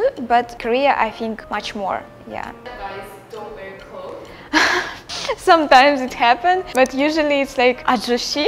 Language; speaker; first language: English; non-native, fluent; Russian